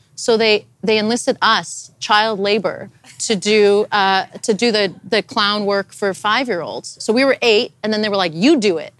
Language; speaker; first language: English; native; English